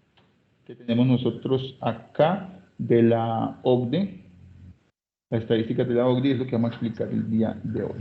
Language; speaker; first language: Spanish; native; Spanish